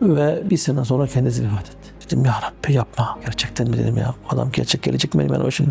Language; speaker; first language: Turkish; early bilingual, heritage; Turkish